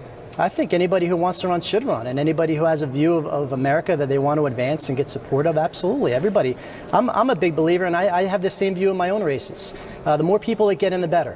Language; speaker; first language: English; native; English